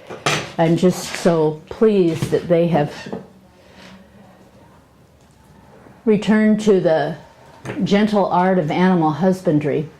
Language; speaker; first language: English; native; English